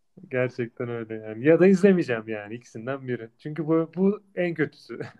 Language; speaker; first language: Turkish; native; Turkish